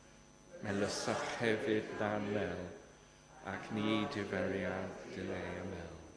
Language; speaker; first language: Welsh; non-native, fluent; English